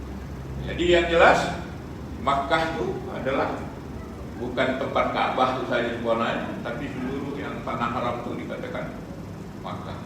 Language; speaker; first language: Malay; native; Malay